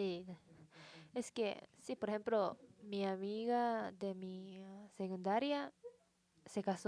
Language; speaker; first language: Spanish; non-native, learner; Japanese